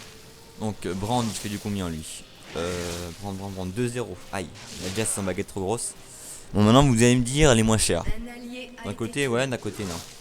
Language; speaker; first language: French; native; French